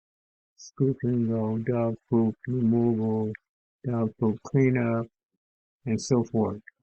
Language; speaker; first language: English; native; English